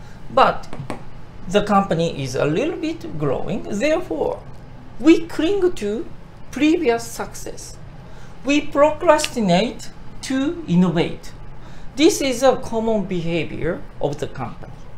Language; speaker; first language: English; non-native, fluent; Japanese